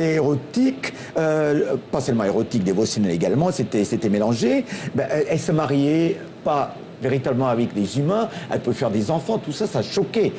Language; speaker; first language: French; non-native, local second language; Tamil